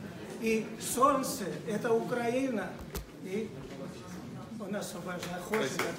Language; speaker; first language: Russian; non-native, fluent; Georgian